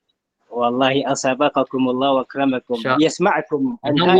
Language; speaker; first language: Arabic; native; Arabic